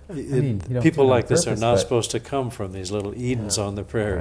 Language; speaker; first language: English; native; English